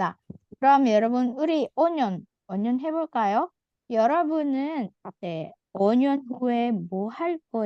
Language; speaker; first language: Korean; non-native, fluent; Indonesian